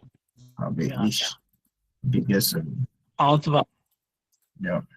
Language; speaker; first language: German; non-native, fluent; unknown